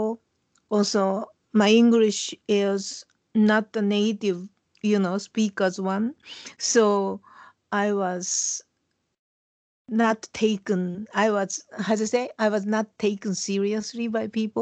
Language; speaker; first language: English; non-native, fluent; Japanese